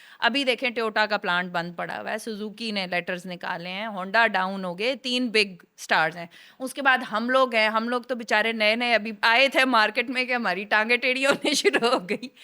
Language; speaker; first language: Urdu; non-native, local second language; Saraiki